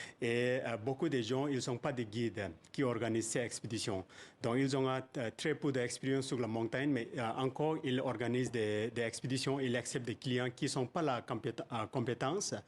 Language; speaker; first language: French; non-native, fluent; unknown